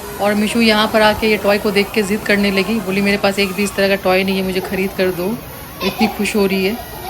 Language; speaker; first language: Hindi; native; Hindi